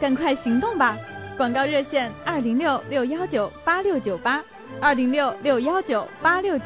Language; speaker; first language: Chinese; native; Chinese